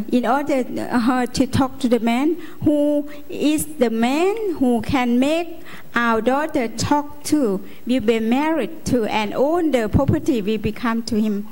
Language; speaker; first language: English; non-native, learner; Lao